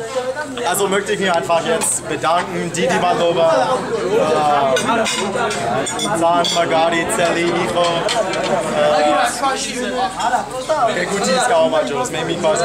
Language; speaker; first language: German; non-native, fluent; English